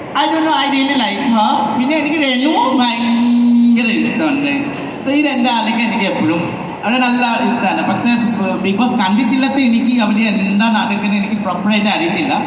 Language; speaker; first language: Malayalam; non-native, local second language; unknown